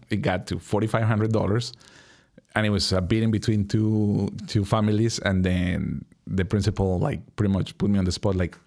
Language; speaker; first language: English; non-native, fluent; Spanish